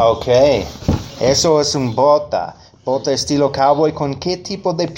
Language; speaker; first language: Spanish; non-native, learner; English